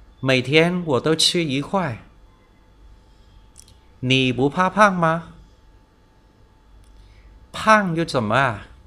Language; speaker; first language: Chinese; non-native, fluent; Vietnamese